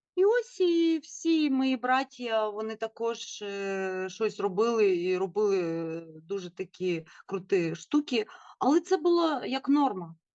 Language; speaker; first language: Ukrainian; non-native, local second language; Russian